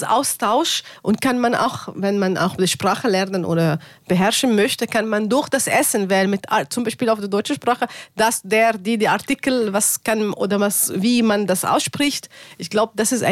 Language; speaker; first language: German; non-native, learner; Arabic